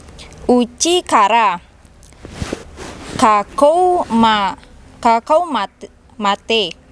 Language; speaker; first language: Japanese; non-native, learner; Indonesian